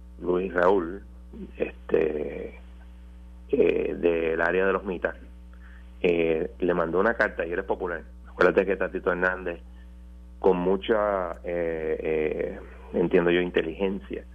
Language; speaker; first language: Spanish; native; Spanish